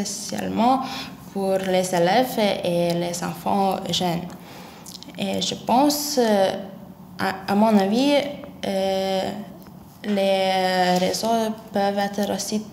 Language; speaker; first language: French; non-native, learner; Lithuanian